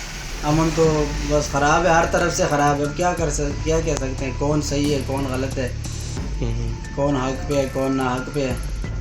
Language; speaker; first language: Hindi; non-native, local second language; Pashto